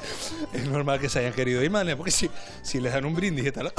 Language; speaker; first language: Spanish; native; Spanish